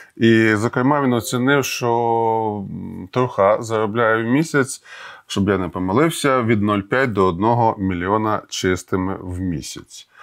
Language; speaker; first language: Ukrainian; native; Ukrainian